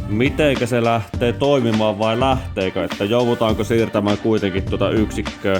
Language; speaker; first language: Finnish; native; Finnish